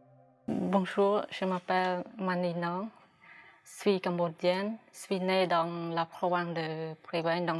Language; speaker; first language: French; non-native, fluent; Khmer